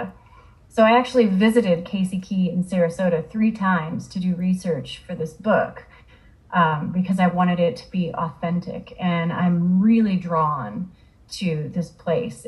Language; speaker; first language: English; native; English